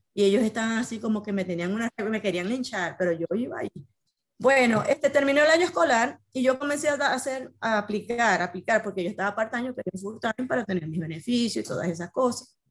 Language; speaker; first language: Spanish; native; Spanish